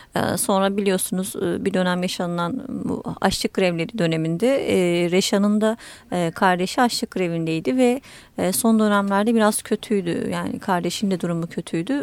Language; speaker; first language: Turkish; native; Turkish